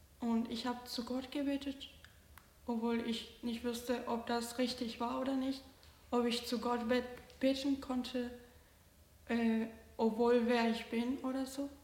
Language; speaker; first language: German; non-native, learner; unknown